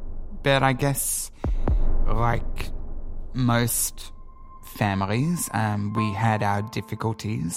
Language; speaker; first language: English; native; English